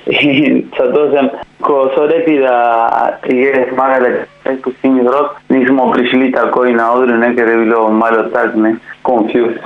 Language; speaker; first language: Slovenian; non-native, learner; Spanish